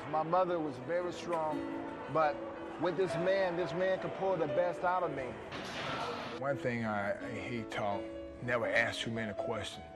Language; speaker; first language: English; native; English